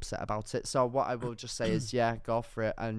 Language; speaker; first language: English; native; English